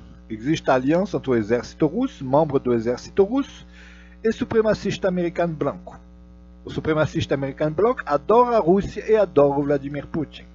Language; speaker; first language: Portuguese; non-native, fluent; Russian